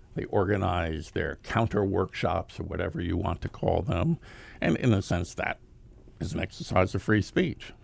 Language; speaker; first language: English; native; English